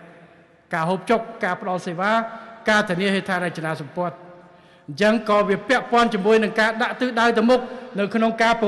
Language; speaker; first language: Khmer; native; Khmer